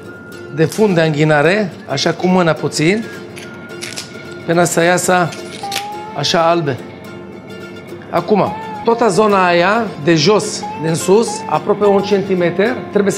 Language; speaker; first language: Romanian; non-native, fluent; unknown